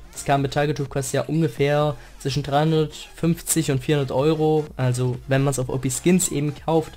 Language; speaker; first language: German; native; German